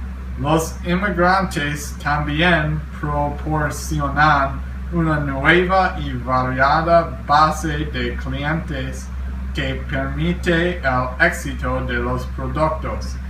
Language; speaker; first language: Spanish; non-native, learner; English